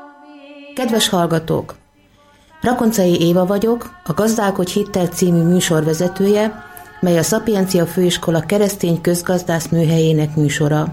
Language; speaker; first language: Hungarian; native; Hungarian